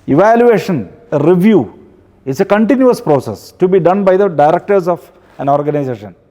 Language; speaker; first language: English; non-native, local second language; Malayalam